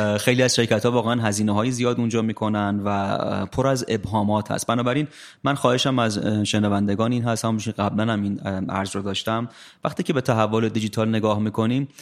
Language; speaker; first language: Persian; native; Persian